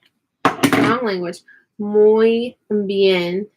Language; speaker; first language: Spanish; non-native, fluent; English